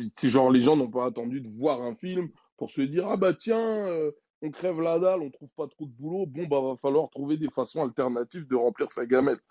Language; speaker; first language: French; native; French